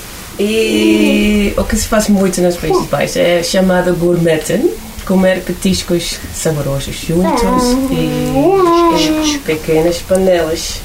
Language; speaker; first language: Portuguese; non-native, fluent; Dutch